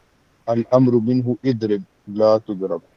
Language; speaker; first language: Arabic; non-native, learner; Urdu